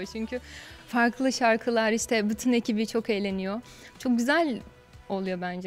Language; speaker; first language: Turkish; non-native, fluent; Portuguese